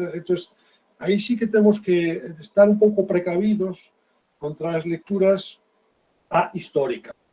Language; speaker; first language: Galician; native; Galician